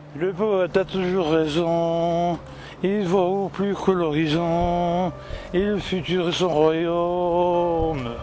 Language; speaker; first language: French; non-native, local second language; Arabic